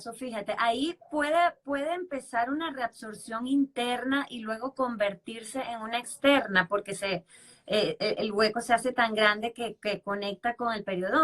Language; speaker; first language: Spanish; native; Spanish